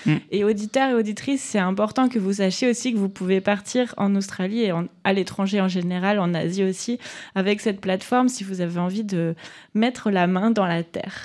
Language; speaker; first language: French; native; French